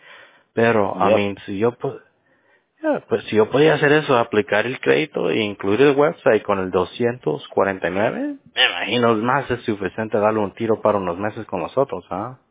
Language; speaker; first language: Spanish; early bilingual, heritage; Spanish